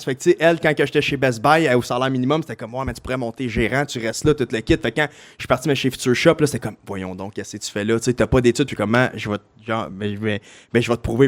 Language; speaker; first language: French; native; French